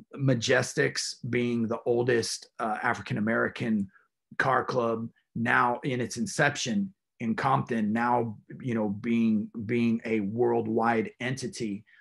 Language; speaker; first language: English; native; English